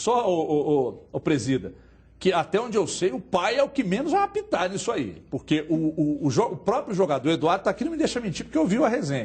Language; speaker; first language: Portuguese; native; Portuguese